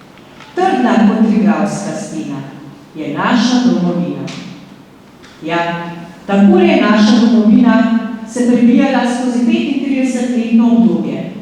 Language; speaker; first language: Slovenian; native; Slovenian